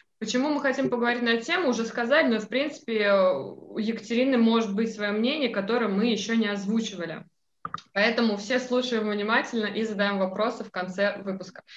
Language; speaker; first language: Russian; native; Russian